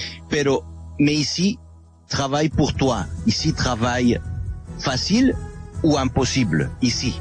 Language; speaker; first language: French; non-native, learner; Spanish